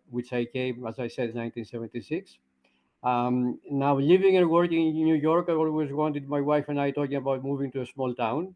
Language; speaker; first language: English; non-native, fluent; Greek